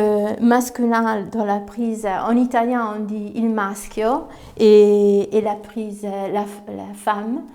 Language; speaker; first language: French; non-native, fluent; Italian